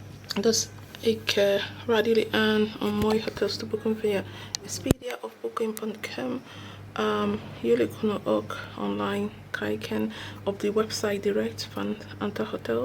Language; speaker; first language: Dutch; non-native, learner; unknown